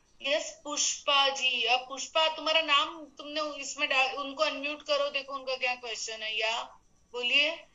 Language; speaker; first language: Hindi; native; Hindi